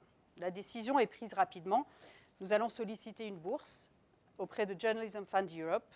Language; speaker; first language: French; native; French